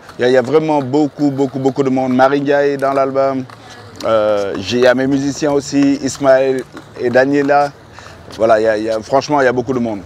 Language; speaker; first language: French; non-native, local second language; Wolof